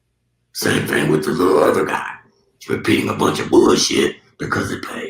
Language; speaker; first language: English; native; English